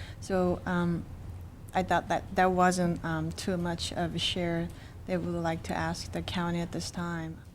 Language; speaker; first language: English; non-native, fluent; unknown